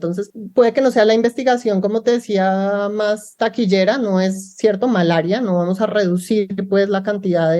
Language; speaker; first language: Spanish; native; Spanish